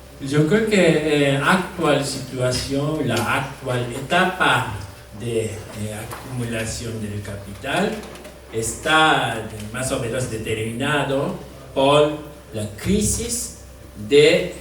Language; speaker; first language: Spanish; non-native, fluent; Japanese